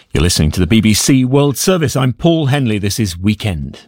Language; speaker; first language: English; native; English